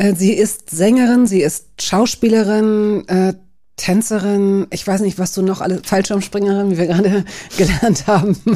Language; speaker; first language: German; native; German